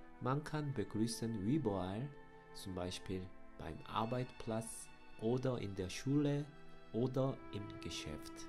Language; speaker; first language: German; non-native, fluent; Korean